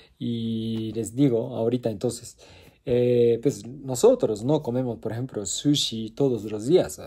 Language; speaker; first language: Spanish; non-native, fluent; Japanese